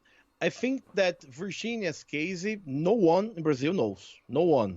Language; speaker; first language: English; non-native, learner; Portuguese